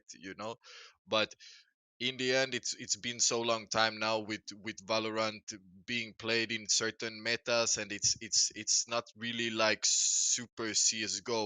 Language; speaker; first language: English; non-native, fluent; Swedish